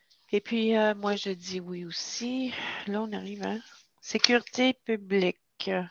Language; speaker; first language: French; native; French